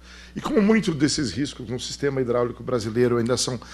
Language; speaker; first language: Portuguese; native; Portuguese